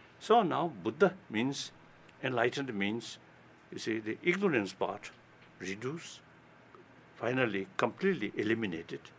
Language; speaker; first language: English; non-native, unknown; Tibetan